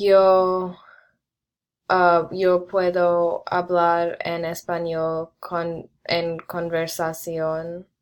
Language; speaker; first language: Spanish; non-native, learner; English